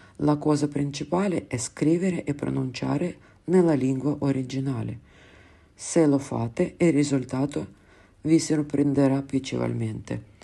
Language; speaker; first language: Italian; non-native, fluent; Russian